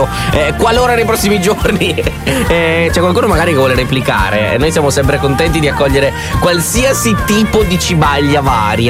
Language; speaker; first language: Italian; native; Italian